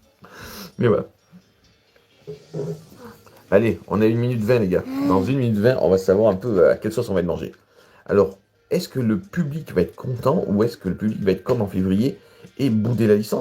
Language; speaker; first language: French; native; French